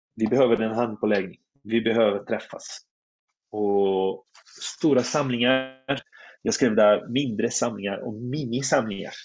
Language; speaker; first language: Swedish; non-native, fluent; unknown